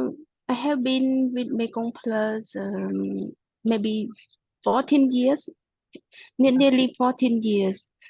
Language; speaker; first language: English; non-native, local second language; Khmer